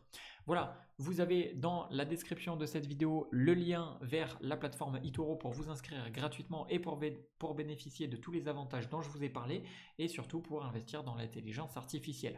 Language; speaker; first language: French; native; French